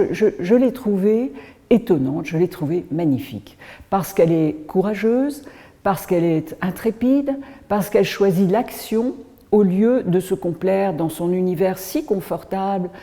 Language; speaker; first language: French; native; French